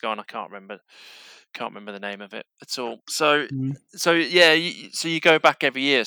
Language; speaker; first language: English; native; English